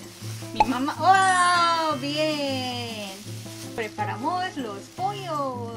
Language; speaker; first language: Spanish; non-native, fluent; Korean